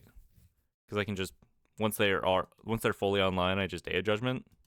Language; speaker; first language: English; native; English